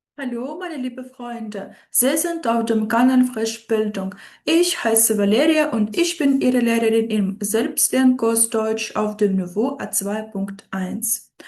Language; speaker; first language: German; non-native, fluent; Ukrainian